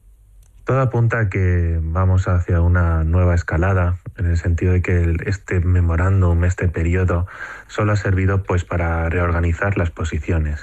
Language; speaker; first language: Spanish; native; Spanish